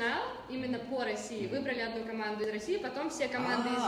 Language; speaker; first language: Russian; native; Russian